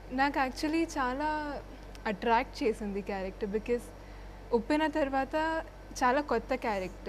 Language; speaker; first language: Telugu; non-native, fluent; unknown